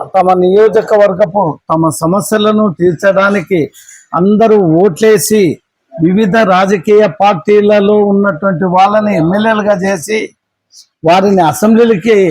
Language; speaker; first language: Telugu; native; Telugu